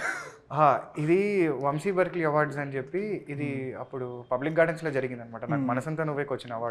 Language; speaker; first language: Telugu; native; Telugu